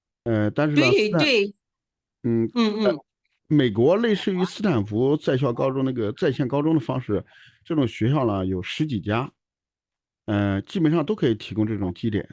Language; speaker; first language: Chinese; native; Chinese